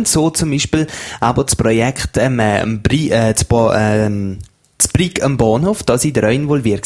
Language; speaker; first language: German; native; German